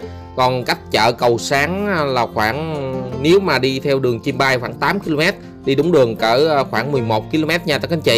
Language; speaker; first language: Vietnamese; native; Vietnamese